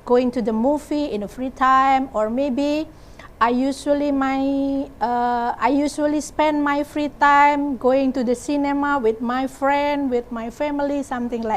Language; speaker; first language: English; non-native, learner; Indonesian